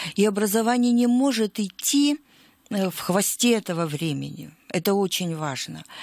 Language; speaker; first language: Russian; native; Russian